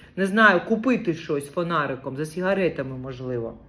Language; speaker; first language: Ukrainian; native; Ukrainian